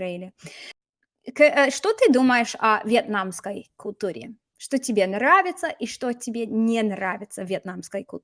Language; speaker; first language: Russian; non-native, fluent; English